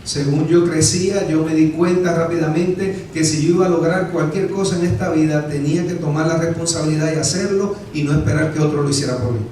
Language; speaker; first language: Spanish; native; Spanish